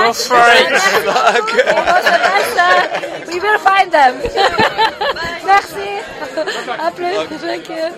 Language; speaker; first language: English; non-native, learner; German